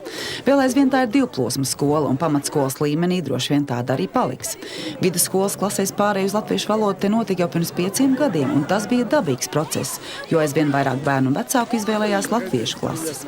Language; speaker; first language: Latvian; native; Latvian